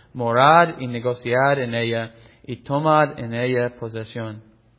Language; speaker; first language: Spanish; non-native, fluent; English